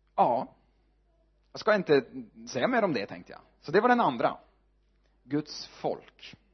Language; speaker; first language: Swedish; non-native, fluent; Norwegian